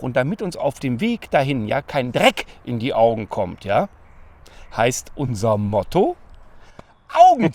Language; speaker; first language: German; native; German